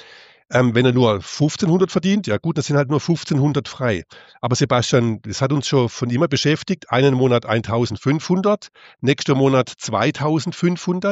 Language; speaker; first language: German; native; German